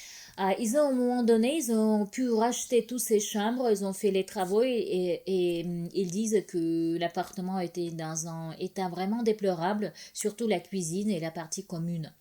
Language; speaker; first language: French; non-native, fluent; Russian